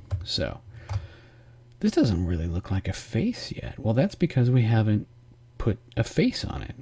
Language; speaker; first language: English; native; English